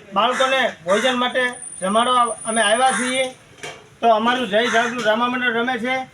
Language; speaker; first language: Gujarati; native; Gujarati